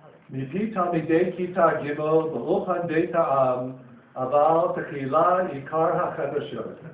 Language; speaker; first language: Hebrew; non-native, learner; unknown